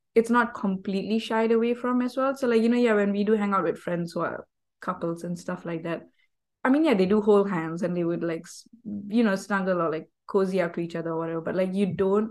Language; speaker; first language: English; non-native, local second language; Tamil